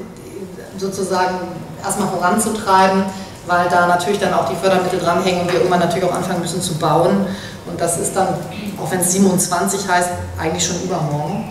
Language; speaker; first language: German; native; German